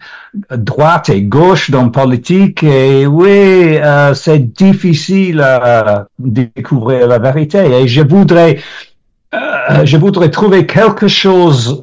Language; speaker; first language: French; non-native, learner; English